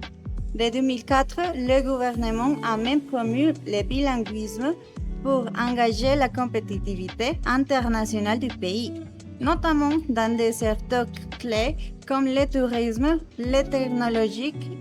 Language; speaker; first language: French; non-native, learner; Spanish